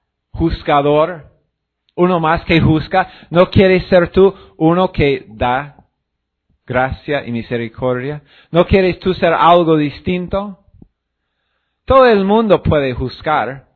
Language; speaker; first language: Spanish; non-native, fluent; English